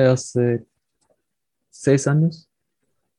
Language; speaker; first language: Spanish; early bilingual, heritage; Spanish